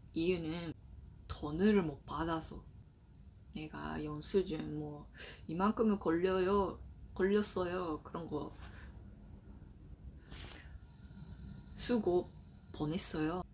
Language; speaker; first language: Korean; non-native, learner; Japanese